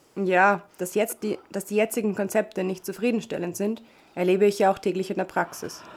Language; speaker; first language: German; native; German